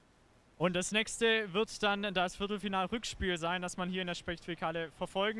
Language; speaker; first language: German; native; German